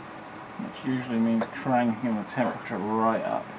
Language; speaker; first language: English; native; English